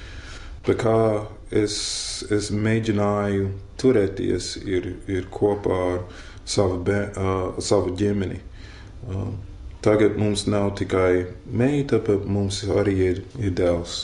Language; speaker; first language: Latvian; non-native, fluent; English